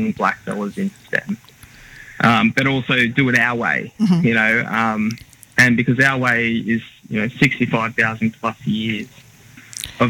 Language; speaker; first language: English; native; English